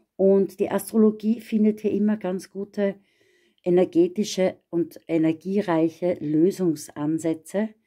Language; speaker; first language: German; native; German